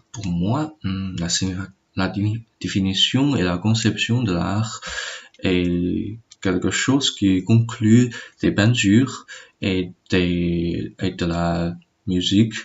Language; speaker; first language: French; non-native, learner; Chinese